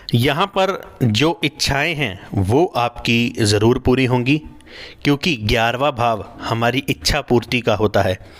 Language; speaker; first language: Hindi; native; Hindi